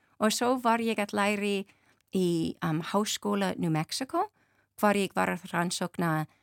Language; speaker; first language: Icelandic; non-native, learner; English